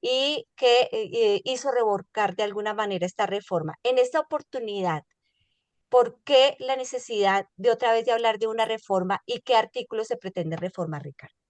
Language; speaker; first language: Spanish; native; Spanish